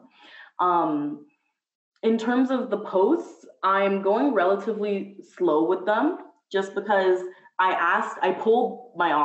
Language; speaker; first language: English; native; English